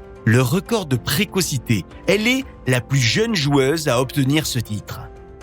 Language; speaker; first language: French; native; French